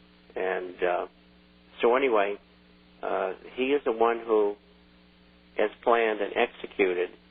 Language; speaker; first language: English; native; English